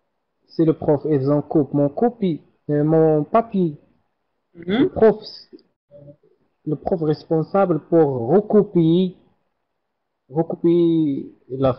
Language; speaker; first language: French; non-native, learner; Arabic